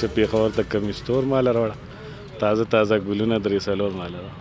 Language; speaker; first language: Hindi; non-native, local second language; Pashto